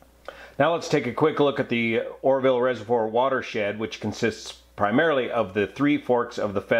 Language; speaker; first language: English; native; English